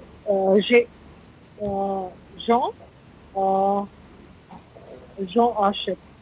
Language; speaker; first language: French; non-native, learner; Hindi